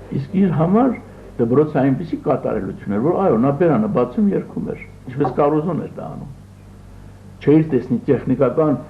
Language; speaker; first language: Armenian; early bilingual, other home language; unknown